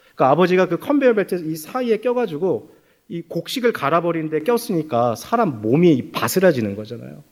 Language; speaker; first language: Korean; native; Korean